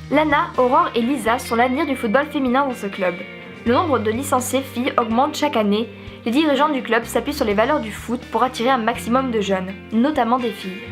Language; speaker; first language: French; native; French